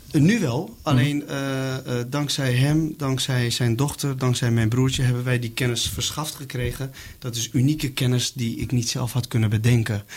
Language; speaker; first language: Dutch; early bilingual, other home language; Kurdish